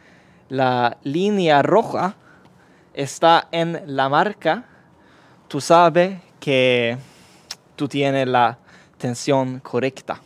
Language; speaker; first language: Spanish; non-native, learner; Swedish